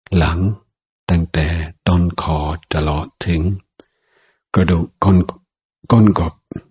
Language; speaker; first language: Thai; non-native, fluent; English